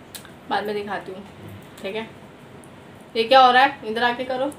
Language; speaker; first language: Hindi; native; Hindi